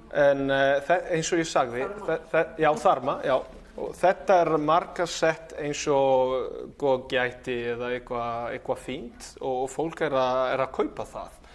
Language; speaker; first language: Icelandic; non-native, fluent; Italian